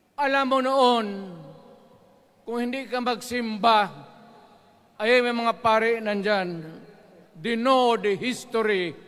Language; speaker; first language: Filipino; non-native, local second language; Cebuano